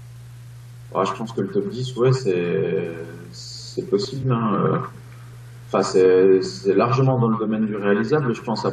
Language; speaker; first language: French; native; French